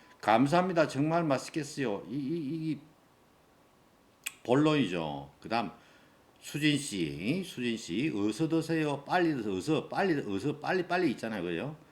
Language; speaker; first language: Korean; native; Korean